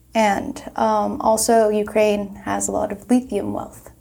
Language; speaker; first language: English; non-native, fluent; Turkish